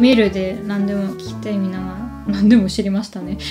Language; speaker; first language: Japanese; non-native, learner; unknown